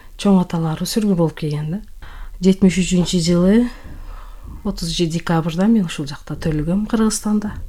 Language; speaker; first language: Kyrgyz; non-native, local second language; Turkish